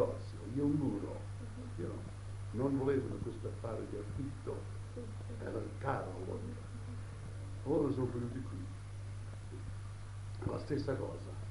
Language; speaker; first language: Italian; early bilingual, heritage; Italian